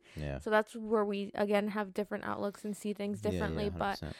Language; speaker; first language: English; early bilingual, other home language; Spanish